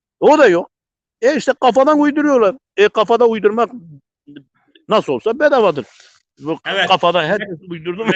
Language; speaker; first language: Turkish; non-native, local second language; Zaza